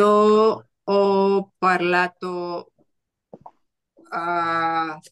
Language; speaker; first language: Italian; non-native, learner; Spanish